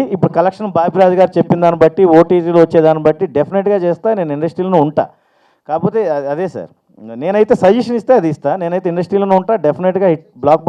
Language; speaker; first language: Telugu; native; Telugu